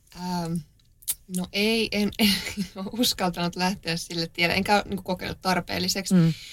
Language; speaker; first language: Finnish; native; Finnish